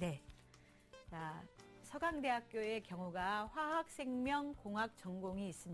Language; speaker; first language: Korean; native; Korean